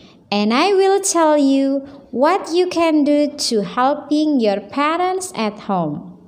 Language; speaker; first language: English; non-native, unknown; Indonesian